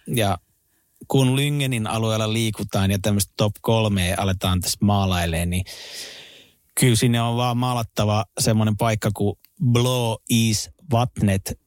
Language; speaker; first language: Finnish; native; Finnish